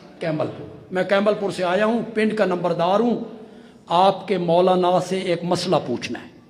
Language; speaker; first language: Urdu; non-native, local second language; Punjabi